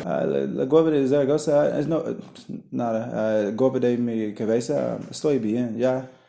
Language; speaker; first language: Spanish; non-native, learner; English